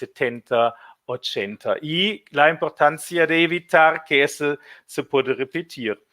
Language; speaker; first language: Spanish; non-native, fluent; German